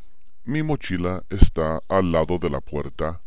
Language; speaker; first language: Spanish; non-native, learner; English